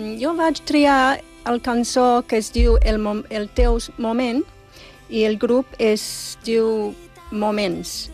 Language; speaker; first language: Catalan; non-native, fluent; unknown